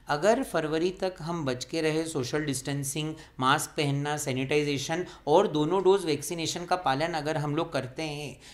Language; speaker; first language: Hindi; native; Hindi